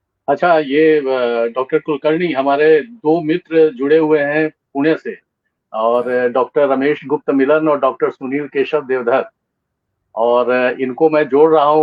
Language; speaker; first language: Hindi; native; Hindi